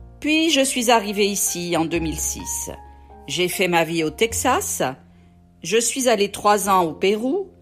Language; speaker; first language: French; native; French